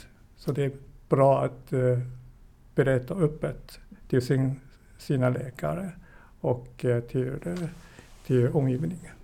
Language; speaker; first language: Swedish; non-native, fluent; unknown